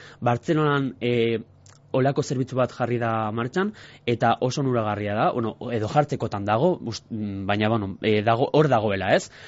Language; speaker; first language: Basque; non-native, local second language; Spanish